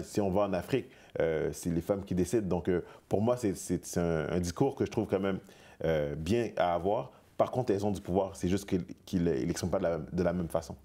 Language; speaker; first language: French; native; French